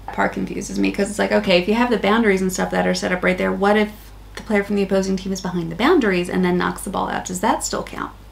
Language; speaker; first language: English; native; English